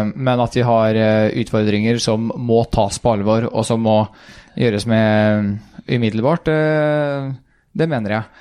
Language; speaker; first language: Norwegian; early bilingual, other home language; Swedish